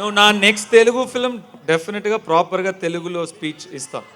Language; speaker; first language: Telugu; non-native, learner; Tamil